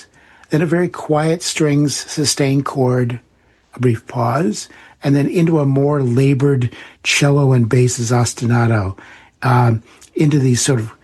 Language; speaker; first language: English; native; English